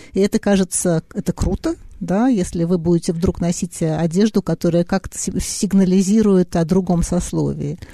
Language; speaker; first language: Russian; native; Russian